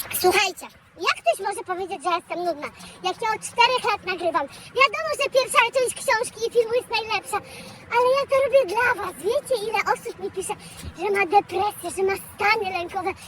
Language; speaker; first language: Polish; native; Polish